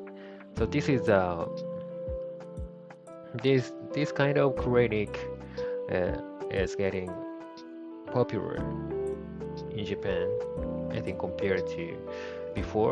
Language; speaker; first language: English; non-native, learner; Japanese